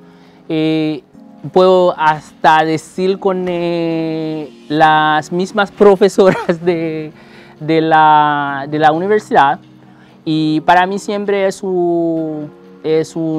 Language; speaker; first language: Spanish; non-native, fluent; Haitian Creole